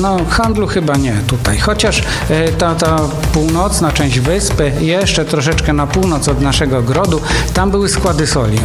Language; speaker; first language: Polish; native; Polish